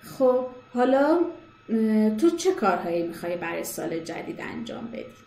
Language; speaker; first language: Persian; native; Persian